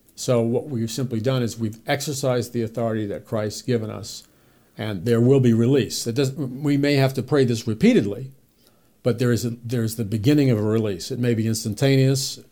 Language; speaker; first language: English; native; English